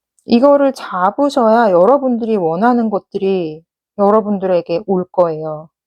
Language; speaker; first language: Korean; native; Korean